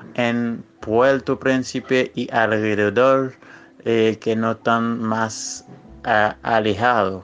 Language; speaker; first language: Spanish; non-native, fluent; Haitian Creole